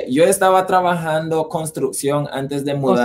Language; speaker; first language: Spanish; early bilingual, heritage; Spanish